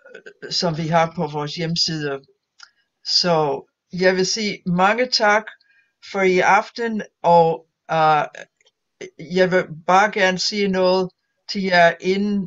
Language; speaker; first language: Danish; non-native, fluent; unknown